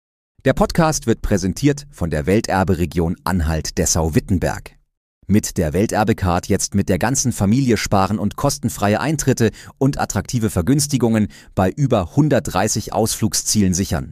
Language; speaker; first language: German; native; German